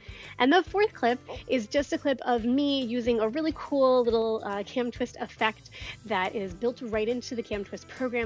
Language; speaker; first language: English; native; English